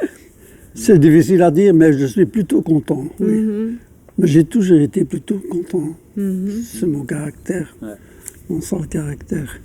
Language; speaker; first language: French; non-native, local second language; Dutch